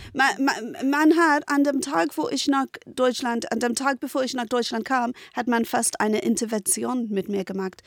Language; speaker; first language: German; non-native, fluent; English